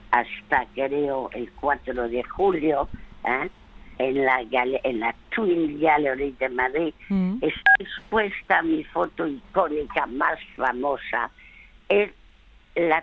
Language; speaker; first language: Spanish; early bilingual, other home language; French